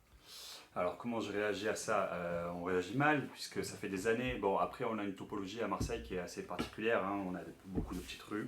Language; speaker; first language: French; native; French